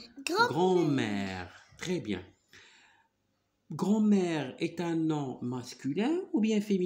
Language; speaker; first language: French; non-native, local second language; Arabic